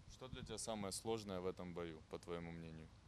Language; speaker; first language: Russian; non-native, fluent; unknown